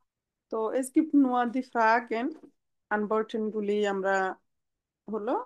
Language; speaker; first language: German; non-native, fluent; Bangla